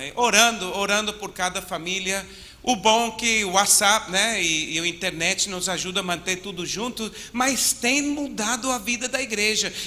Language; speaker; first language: Portuguese; non-native, fluent; English